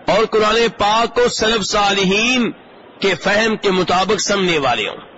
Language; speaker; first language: Urdu; native; Urdu